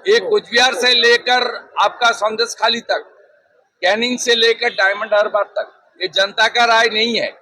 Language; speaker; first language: Hindi; non-native, local second language; Bangla